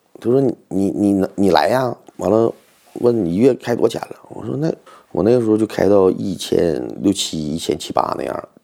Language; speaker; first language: Chinese; native; Chinese